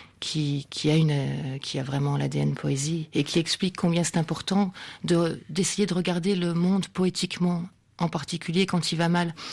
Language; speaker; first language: French; native; French